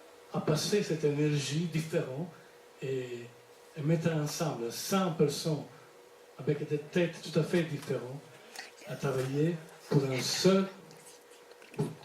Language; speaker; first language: French; non-native, fluent; Italian